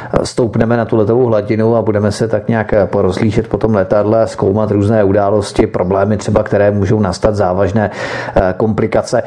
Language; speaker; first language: Czech; native; Czech